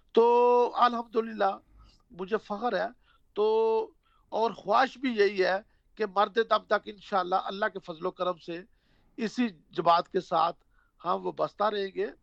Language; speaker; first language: Urdu; non-native, local second language; Punjabi